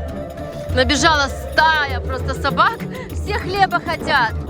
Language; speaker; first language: Russian; native; Russian